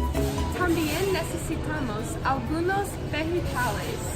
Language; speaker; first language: Spanish; non-native, learner; English